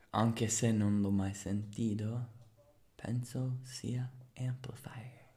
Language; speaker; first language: Italian; non-native, fluent; English